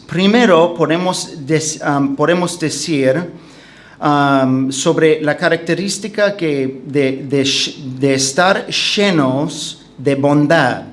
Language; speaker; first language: Spanish; non-native, fluent; English